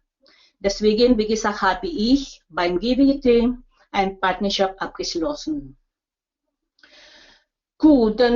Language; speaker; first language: German; non-native, learner; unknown